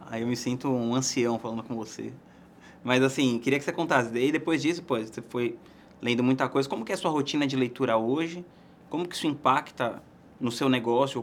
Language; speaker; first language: Portuguese; native; Portuguese